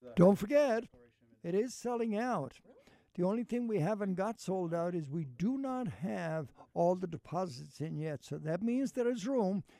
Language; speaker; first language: English; native; English